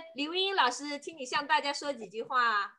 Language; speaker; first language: Chinese; native; Chinese